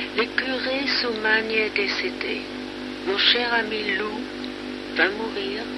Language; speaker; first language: French; non-native, fluent; German